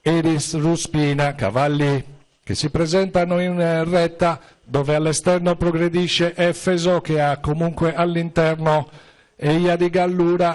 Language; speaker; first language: Italian; native; Italian